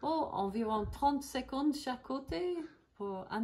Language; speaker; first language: French; non-native, learner; English